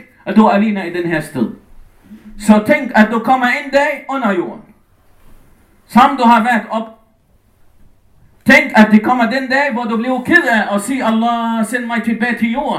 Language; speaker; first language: Danish; non-native, fluent; Arabic